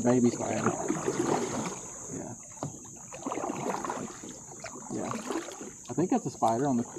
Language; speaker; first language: English; native; English